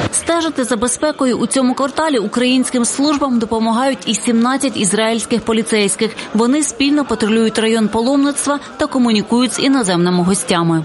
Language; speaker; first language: Ukrainian; native; Ukrainian